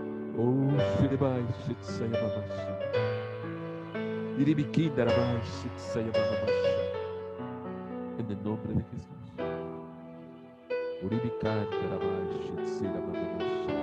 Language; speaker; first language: Spanish; native; Spanish